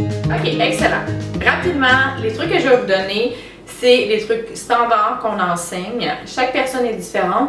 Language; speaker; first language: French; native; French